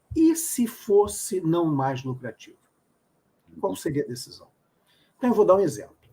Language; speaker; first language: Portuguese; native; Portuguese